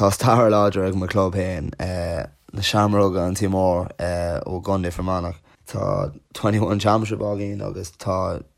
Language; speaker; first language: Irish; non-native, local second language; English